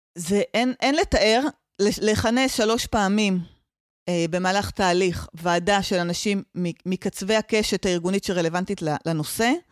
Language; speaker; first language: Hebrew; native; Hebrew